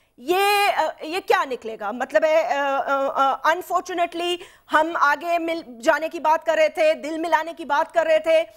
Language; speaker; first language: Urdu; native; Urdu